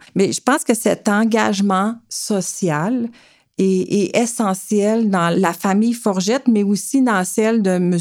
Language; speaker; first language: French; native; French